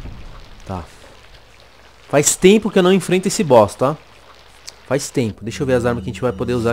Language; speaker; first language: Portuguese; native; Portuguese